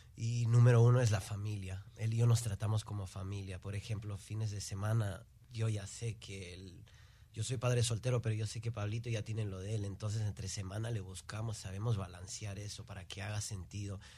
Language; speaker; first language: Spanish; early bilingual, heritage; Spanish